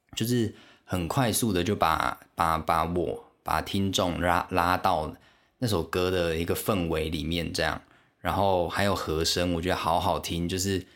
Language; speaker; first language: Chinese; non-native, local second language; Min Nan Chinese